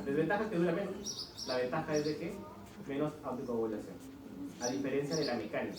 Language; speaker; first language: Spanish; native; Spanish